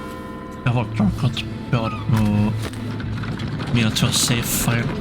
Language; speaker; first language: Swedish; non-native, learner; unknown